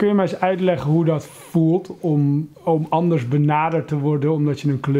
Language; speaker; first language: Dutch; native; Dutch